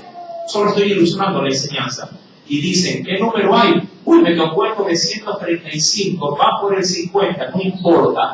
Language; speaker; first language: Spanish; native; Spanish